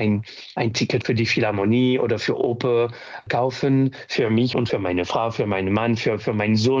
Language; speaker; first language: German; non-native, learner; French